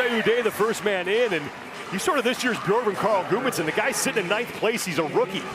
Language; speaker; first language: English; native; English